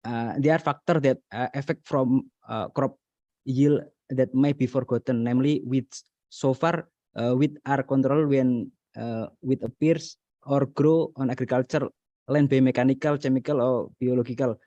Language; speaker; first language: English; non-native, learner; Indonesian